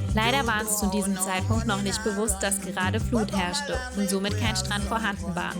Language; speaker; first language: German; native; German